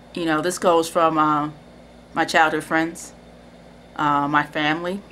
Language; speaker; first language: English; native; English